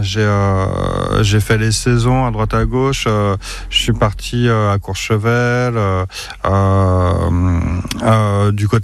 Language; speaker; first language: French; native; French